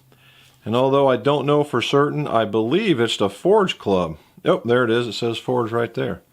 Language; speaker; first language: English; native; English